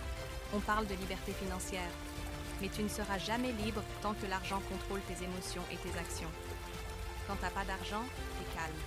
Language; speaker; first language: French; native; French